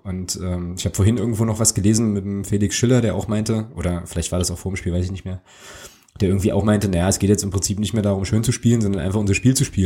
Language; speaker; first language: German; native; German